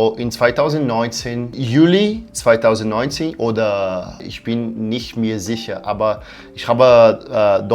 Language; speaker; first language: German; non-native, learner; Portuguese